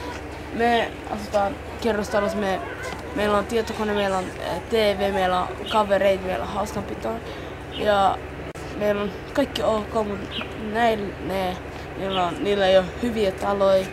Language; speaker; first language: Finnish; early bilingual, other home language; Somali